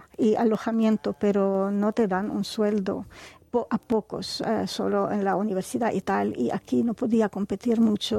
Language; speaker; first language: Spanish; non-native, fluent; Arabic